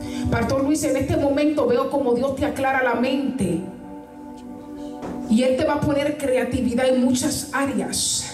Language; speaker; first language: Spanish; early bilingual, heritage; Spanish